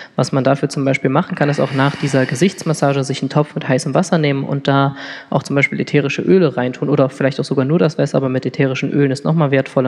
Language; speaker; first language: German; native; German